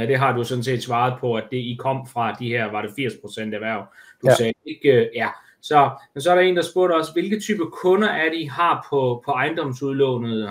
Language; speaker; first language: Danish; native; Danish